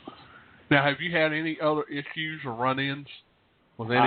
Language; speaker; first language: English; native; English